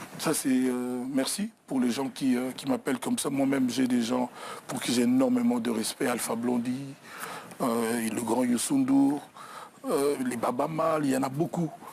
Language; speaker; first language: French; non-native, local second language; Lingala